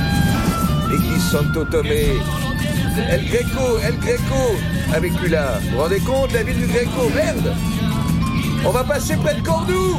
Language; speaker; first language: French; native; French